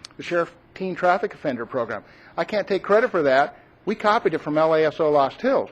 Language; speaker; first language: English; native; English